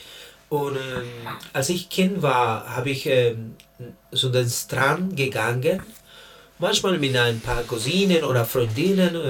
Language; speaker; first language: German; non-native, learner; Spanish